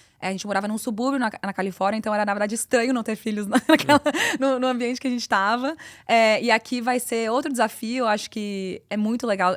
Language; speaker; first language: Portuguese; early bilingual, heritage; Portuguese